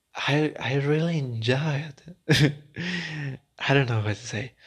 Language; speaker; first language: English; non-native, learner; Spanish